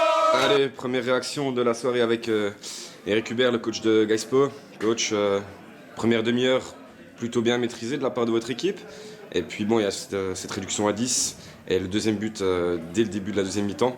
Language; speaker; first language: French; native; French